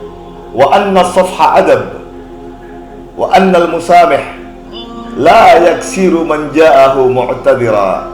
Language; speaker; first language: Arabic; non-native, fluent; Indonesian